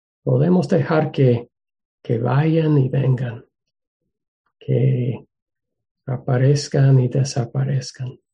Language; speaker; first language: Spanish; non-native, fluent; English